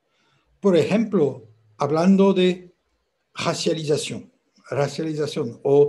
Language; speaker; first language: Spanish; non-native, fluent; French